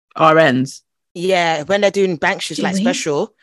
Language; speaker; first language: English; non-native, local second language; Akan